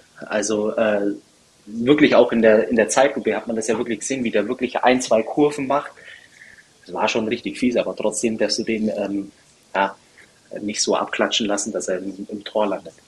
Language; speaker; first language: German; native; German